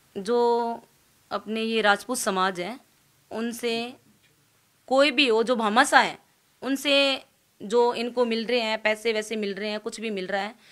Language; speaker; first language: Hindi; native; Hindi